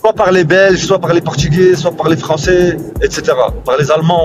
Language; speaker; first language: French; early bilingual, other home language; Turkish